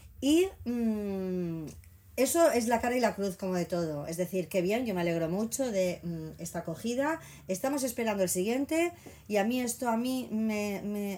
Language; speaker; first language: Spanish; native; Spanish